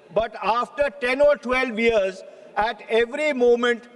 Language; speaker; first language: English; non-native, local second language; Hindi